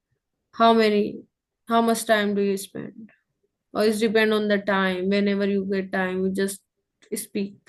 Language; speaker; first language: English; non-native, local second language; Hindi